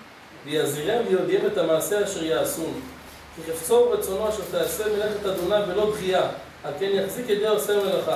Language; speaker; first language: Hebrew; native; Hebrew